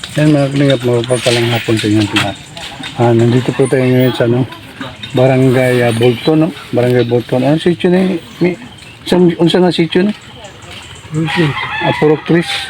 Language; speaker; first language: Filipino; non-native, local second language; Cebuano